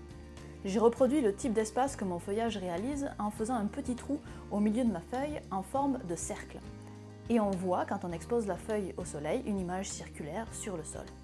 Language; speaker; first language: French; native; French